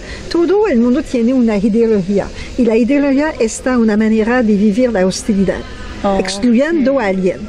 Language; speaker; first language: Spanish; non-native, fluent; French